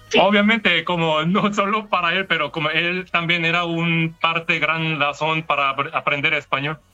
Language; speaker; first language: Spanish; non-native, fluent; Korean